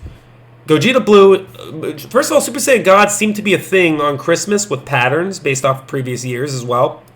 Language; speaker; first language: English; native; English